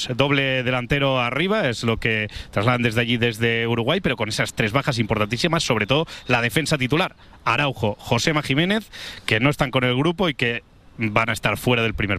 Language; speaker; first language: Spanish; native; Spanish